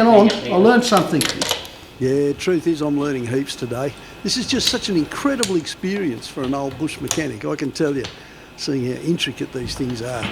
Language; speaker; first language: English; native; English